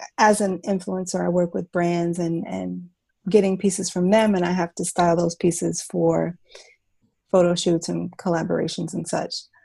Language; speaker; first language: English; native; English